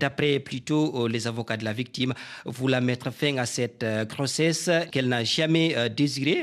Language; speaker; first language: French; non-native, local second language; Fula